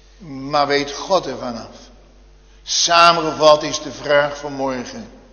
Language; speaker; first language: Dutch; native; Dutch